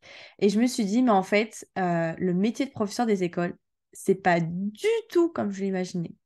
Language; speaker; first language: French; native; French